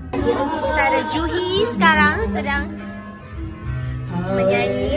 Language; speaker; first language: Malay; non-native, local second language; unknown